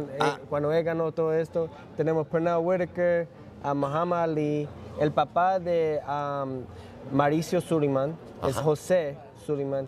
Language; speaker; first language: Spanish; early bilingual, heritage; English